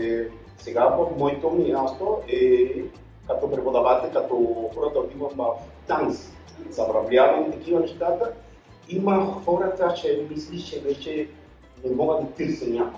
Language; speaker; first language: Bulgarian; non-native, learner; Spanish